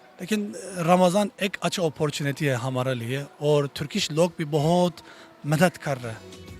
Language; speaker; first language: Hindi; non-native, learner; Turkish